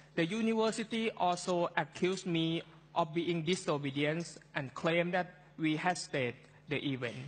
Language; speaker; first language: English; non-native, fluent; Thai